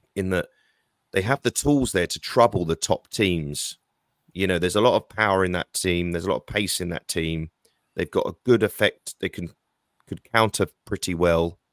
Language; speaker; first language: English; native; English